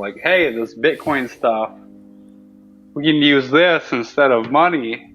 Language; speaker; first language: English; native; English